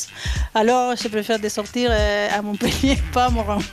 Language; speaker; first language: French; non-native, fluent; Spanish